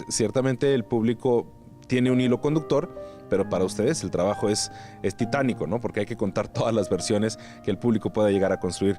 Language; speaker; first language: Spanish; native; Spanish